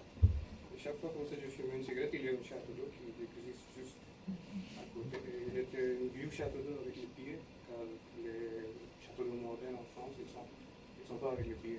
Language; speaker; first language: French; non-native, learner; English